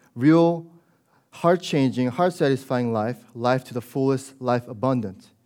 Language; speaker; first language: English; early bilingual, other home language; Korean